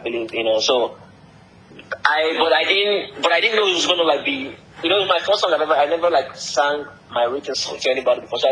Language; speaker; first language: English; non-native, local second language; Yoruba